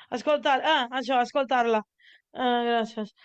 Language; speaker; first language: Catalan; non-native, learner; Italian